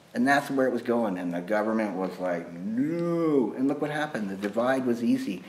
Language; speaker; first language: English; native; English